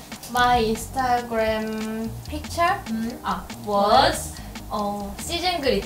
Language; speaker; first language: English; non-native, learner; Korean